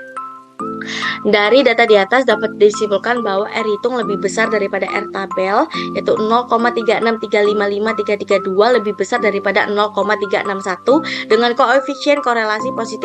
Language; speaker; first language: Indonesian; native; Indonesian